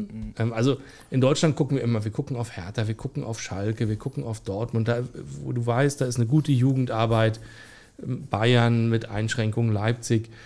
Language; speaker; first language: German; native; German